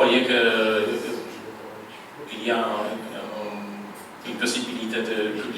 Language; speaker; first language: French; non-native, fluent; Polish